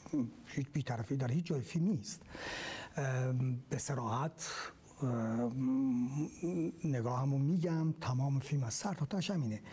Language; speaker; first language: Persian; native; Persian